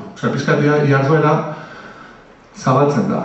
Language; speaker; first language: Basque; native; Basque